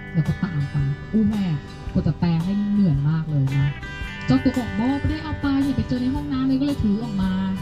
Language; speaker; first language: Thai; native; Thai